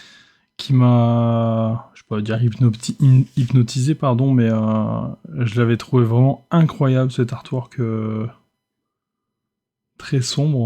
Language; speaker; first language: French; native; French